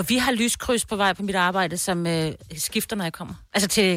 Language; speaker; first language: Danish; native; Danish